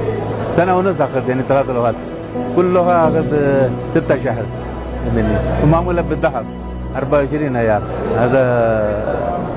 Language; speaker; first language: Arabic; non-native, fluent; Urdu